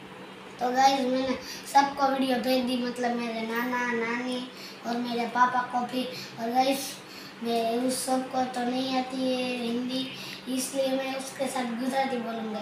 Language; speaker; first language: Hindi; non-native, local second language; Gujarati